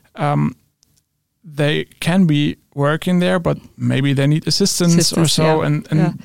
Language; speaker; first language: English; non-native, fluent; German